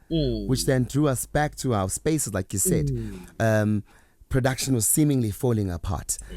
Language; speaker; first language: English; non-native, local second language; Zulu